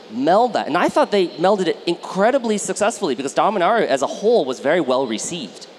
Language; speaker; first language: English; native; English